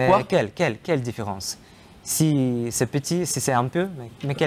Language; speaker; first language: French; non-native, fluent; Ukrainian